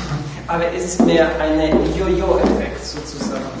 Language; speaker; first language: German; non-native, fluent; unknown